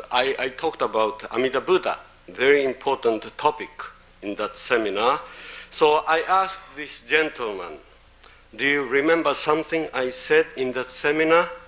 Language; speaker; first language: English; non-native, fluent; Japanese